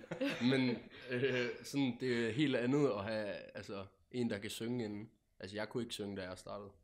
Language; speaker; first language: Danish; native; Danish